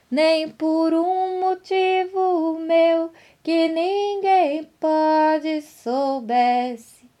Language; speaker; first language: French; non-native, fluent; Portuguese